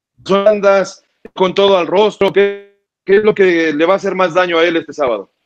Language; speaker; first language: Spanish; native; Spanish